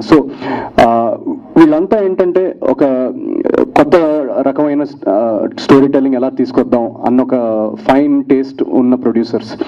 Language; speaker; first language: Telugu; native; Telugu